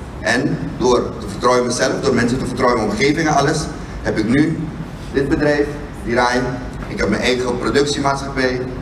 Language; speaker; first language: Dutch; native; Dutch